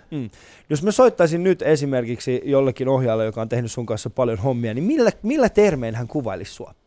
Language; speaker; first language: Finnish; non-native, fluent; Persian